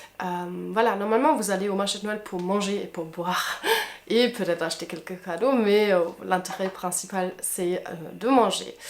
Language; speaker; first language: French; non-native, fluent; German